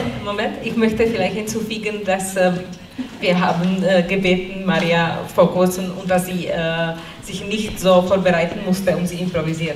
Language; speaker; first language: German; non-native, fluent; Czech